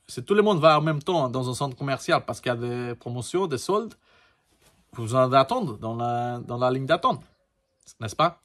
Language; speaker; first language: French; non-native, learner; Portuguese